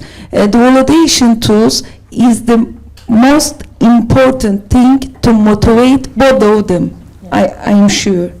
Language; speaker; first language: English; non-native, learner; Turkish